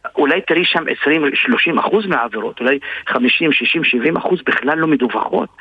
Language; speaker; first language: Hebrew; non-native, local second language; Arabic